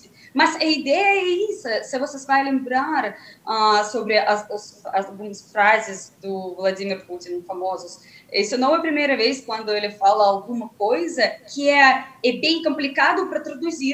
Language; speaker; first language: Portuguese; non-native, fluent; Russian